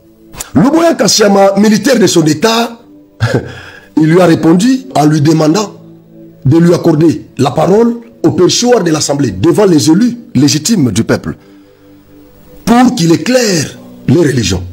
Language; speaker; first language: French; non-native, local second language; Lingala